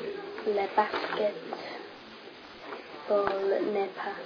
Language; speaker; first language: French; non-native, learner; English